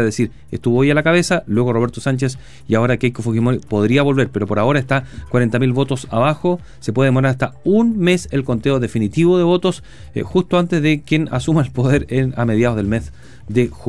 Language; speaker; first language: Spanish; native; Spanish